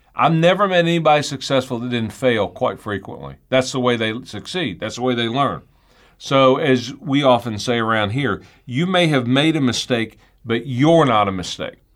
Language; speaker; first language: English; native; English